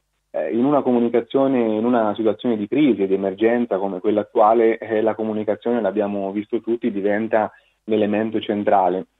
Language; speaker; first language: Italian; native; Italian